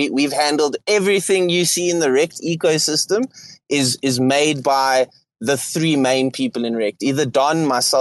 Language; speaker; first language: English; native; English